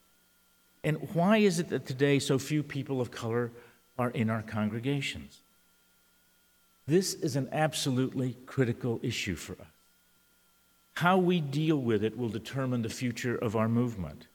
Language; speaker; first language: English; early bilingual, other home language; Spanish